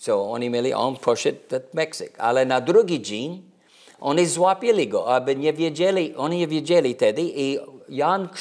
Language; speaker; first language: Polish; early bilingual, heritage; English